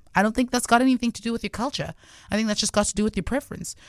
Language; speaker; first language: English; non-native, local second language; Southern Sotho